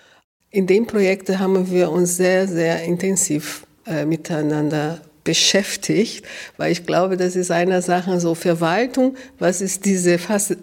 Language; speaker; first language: German; non-native, fluent; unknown